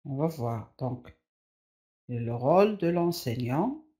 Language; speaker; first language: French; non-native, local second language; Arabic